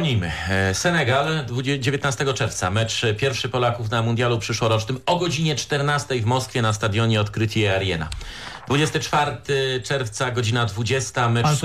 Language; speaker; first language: Polish; native; Polish